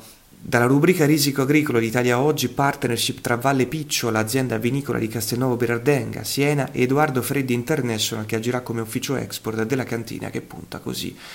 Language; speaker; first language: Italian; native; Italian